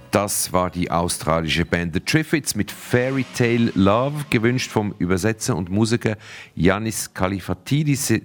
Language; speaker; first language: German; native; German